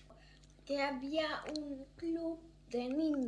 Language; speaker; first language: Spanish; early bilingual, heritage; German